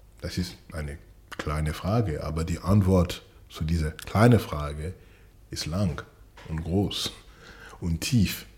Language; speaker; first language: German; non-native, fluent; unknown